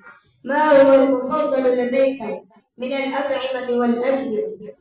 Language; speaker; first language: Arabic; non-native, learner; Urdu